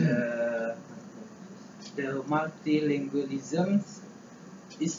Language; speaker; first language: English; non-native, learner; Malay